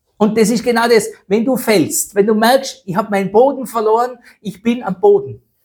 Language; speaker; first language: German; native; German